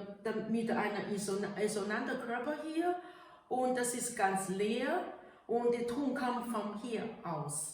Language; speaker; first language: German; non-native, learner; Chinese